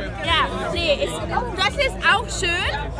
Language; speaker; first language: German; early bilingual, other home language; Albanian